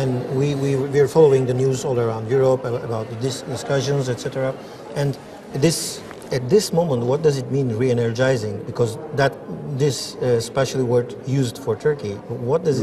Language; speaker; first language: English; non-native, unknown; Turkish